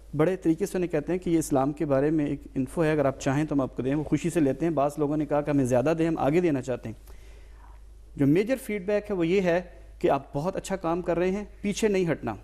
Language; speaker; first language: Urdu; native; Urdu